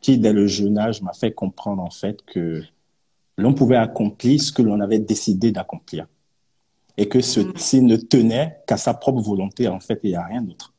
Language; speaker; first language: French; non-native, local second language; Yoruba